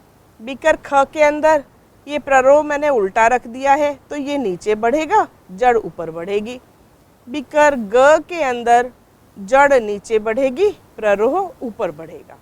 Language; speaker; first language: Hindi; native; Hindi